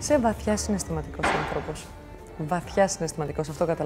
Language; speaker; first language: Greek; native; Greek